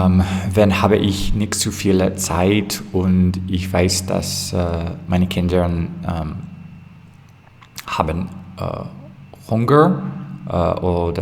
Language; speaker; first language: German; non-native, learner; English